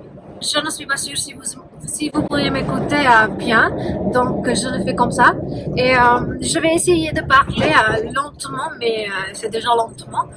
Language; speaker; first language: French; non-native, learner; Punjabi